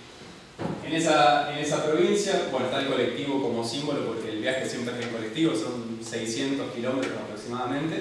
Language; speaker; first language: Spanish; native; Spanish